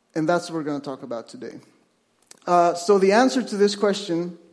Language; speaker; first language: English; non-native, fluent; Spanish